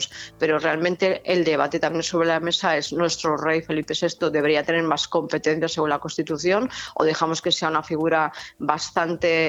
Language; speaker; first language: Spanish; native; Spanish